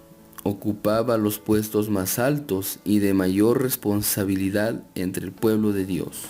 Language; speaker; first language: Spanish; native; Spanish